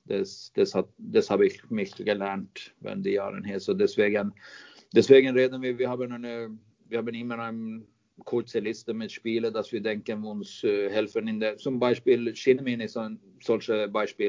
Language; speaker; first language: German; non-native, fluent; Swedish